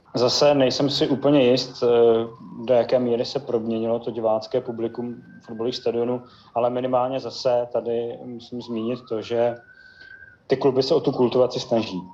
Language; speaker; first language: Czech; native; Czech